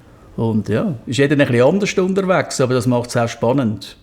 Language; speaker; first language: German; native; German